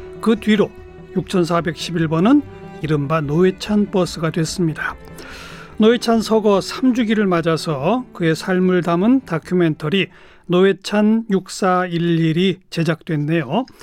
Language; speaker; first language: Korean; native; Korean